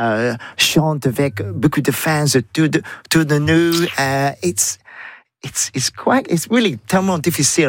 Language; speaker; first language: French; non-native, learner; English